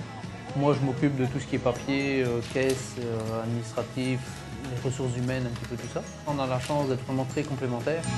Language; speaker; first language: French; native; French